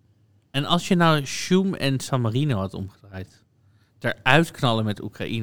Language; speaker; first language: Dutch; native; Dutch